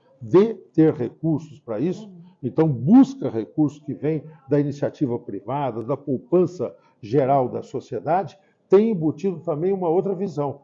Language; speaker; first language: Portuguese; native; Portuguese